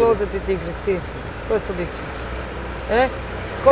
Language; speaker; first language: Italian; non-native, learner; Serbian